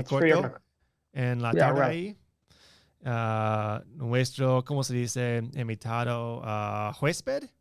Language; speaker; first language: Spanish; non-native, learner; English